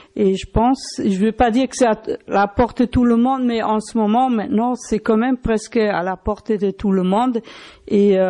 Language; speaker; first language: French; non-native, fluent; German